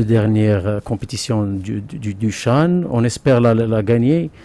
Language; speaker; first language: French; non-native, local second language; Arabic